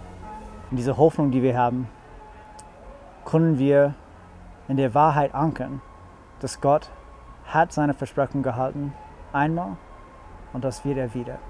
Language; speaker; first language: German; non-native, fluent; English